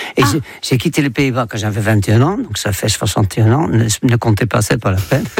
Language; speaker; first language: French; non-native, fluent; Dutch